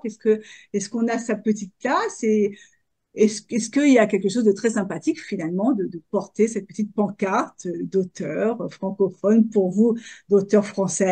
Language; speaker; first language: French; native; French